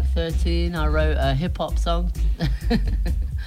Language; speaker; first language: English; native; English